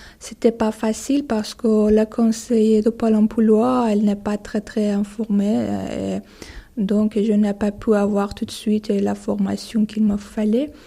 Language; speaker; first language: French; non-native, learner; Persian